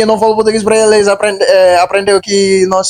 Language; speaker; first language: Portuguese; non-native, learner; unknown